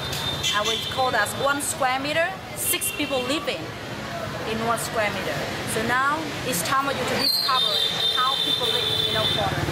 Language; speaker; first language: English; non-native, learner; Vietnamese